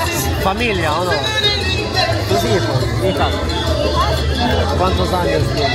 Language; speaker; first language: Spanish; non-native, fluent; Swedish